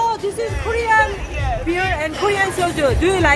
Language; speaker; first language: English; non-native, learner; Korean